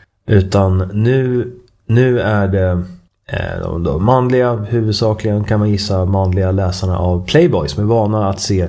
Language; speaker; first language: Swedish; native; Swedish